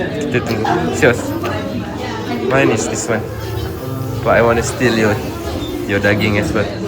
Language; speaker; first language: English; non-native, local second language; Malay